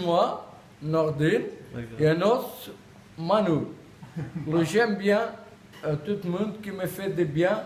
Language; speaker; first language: French; non-native, learner; Portuguese